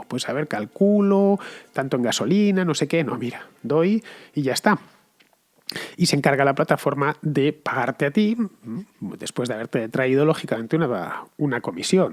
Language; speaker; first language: Spanish; native; Spanish